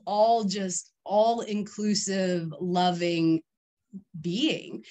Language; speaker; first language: English; native; English